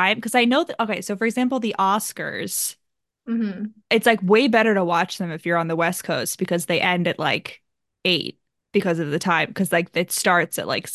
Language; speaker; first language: English; native; English